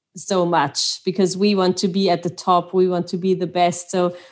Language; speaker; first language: English; non-native, fluent; Swiss German